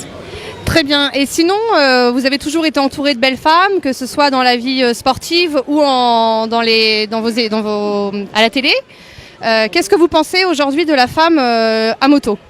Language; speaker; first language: French; native; French